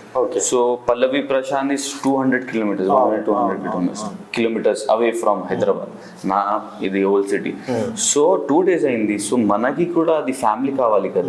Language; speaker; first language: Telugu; non-native, local second language; Urdu